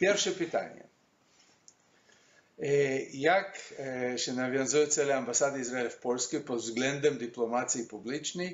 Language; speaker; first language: Polish; non-native, learner; Hebrew